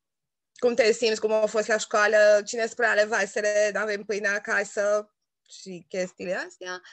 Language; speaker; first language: Romanian; non-native, local second language; Hungarian